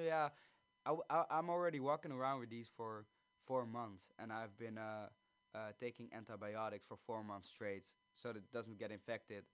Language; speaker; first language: English; non-native, fluent; Dutch